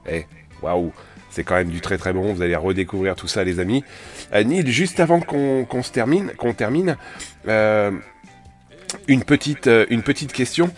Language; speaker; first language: French; native; French